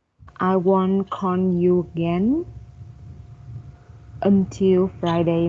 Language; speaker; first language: English; non-native, learner; Vietnamese